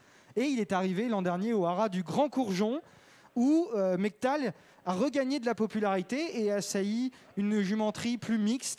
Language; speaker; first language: French; native; French